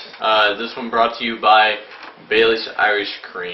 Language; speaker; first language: English; native; English